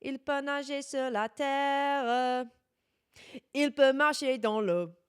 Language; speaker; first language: French; non-native, learner; English